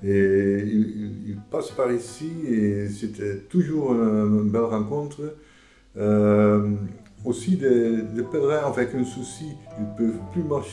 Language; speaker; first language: French; non-native, fluent; Dutch